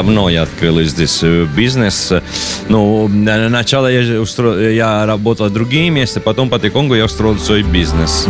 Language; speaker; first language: Russian; non-native, learner; Italian